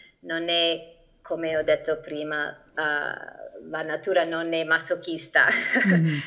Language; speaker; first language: Italian; non-native, fluent; English